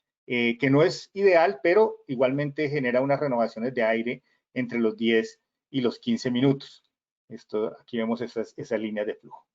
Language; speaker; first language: Spanish; native; Spanish